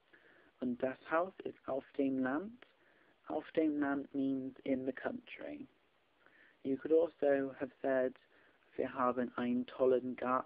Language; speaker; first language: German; non-native, learner; English